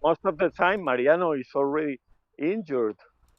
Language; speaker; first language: English; non-native, fluent; Spanish